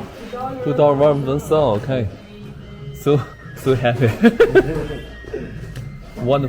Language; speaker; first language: English; non-native, learner; Chinese